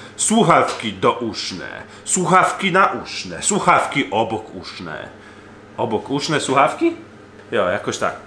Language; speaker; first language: Polish; early bilingual, heritage; Polish